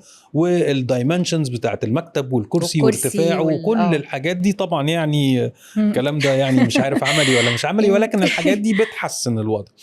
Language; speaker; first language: Arabic; native; Arabic